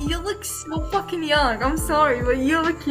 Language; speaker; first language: English; non-native, fluent; Arabic